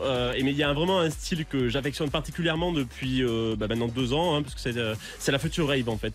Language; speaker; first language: French; native; French